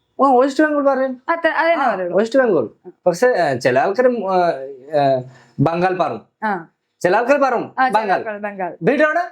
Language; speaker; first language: Malayalam; non-native, local second language; Bangla